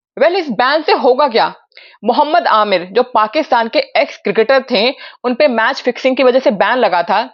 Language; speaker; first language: Hindi; native; Hindi